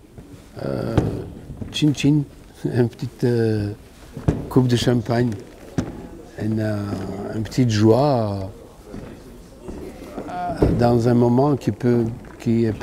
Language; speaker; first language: French; non-native, fluent; Serbian